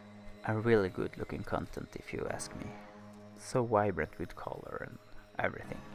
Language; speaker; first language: English; non-native, fluent; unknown